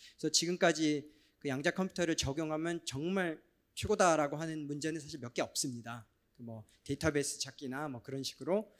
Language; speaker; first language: Korean; native; Korean